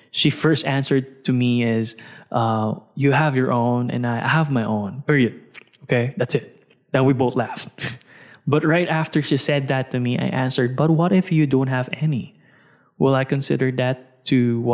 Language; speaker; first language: English; non-native, local second language; Filipino